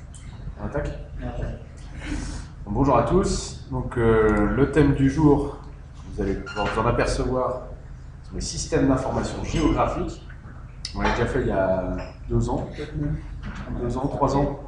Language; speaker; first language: French; native; French